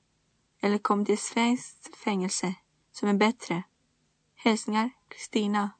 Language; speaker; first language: Swedish; early bilingual, other home language; Greek